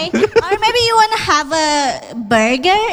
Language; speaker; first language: English; non-native, fluent; Indonesian